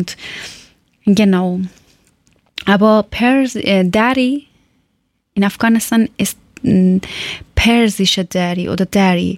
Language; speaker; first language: German; non-native, learner; Persian